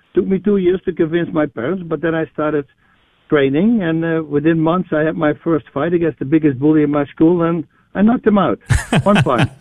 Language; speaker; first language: English; non-native, fluent; Dutch